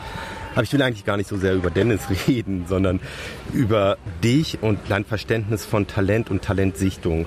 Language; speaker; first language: German; native; German